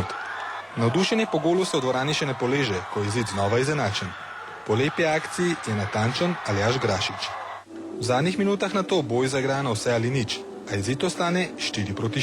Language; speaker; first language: Slovenian; native; Slovenian